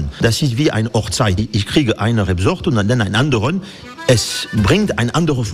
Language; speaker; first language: German; non-native, learner; French